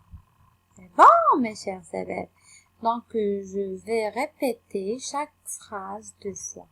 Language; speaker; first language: French; non-native, local second language; Arabic